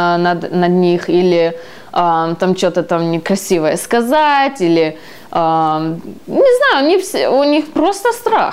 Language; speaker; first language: Russian; early bilingual, heritage; Russian